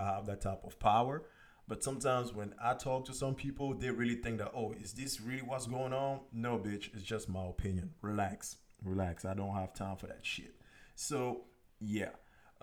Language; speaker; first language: English; non-native, local second language; French